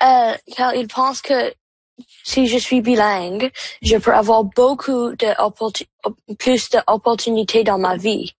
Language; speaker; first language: French; non-native, local second language; English